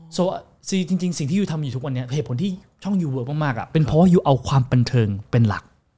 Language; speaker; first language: Thai; non-native, fluent; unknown